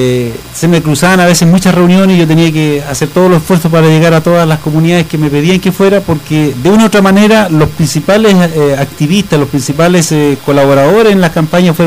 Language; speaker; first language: Spanish; native; Spanish